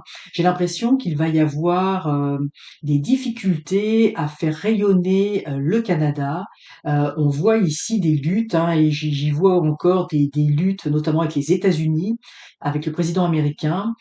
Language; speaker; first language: French; native; French